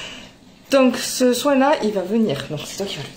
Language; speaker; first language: French; native; French